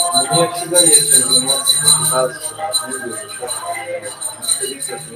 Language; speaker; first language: Russian; non-native, fluent; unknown